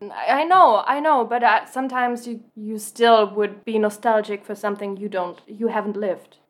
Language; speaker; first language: English; non-native, fluent; German